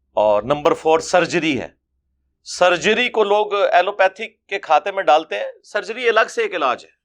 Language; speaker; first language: Urdu; non-native, local second language; Punjabi